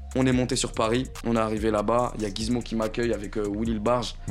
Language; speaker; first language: French; native; French